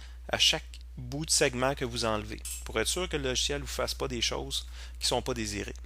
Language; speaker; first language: French; native; French